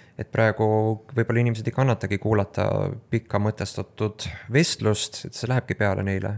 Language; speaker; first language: Estonian; native; Estonian